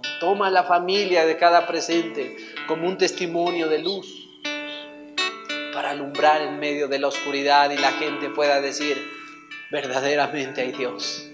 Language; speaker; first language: Spanish; native; Spanish